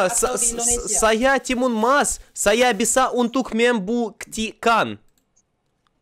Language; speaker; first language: Indonesian; non-native, learner; Russian